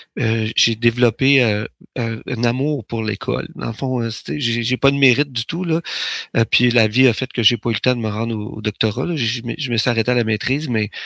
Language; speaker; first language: French; native; French